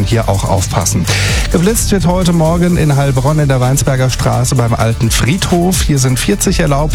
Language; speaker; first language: German; native; German